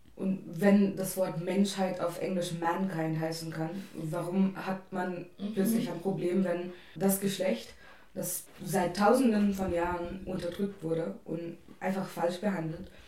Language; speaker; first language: German; non-native, fluent; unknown